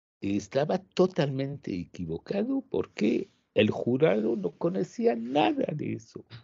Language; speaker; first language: Spanish; non-native, fluent; French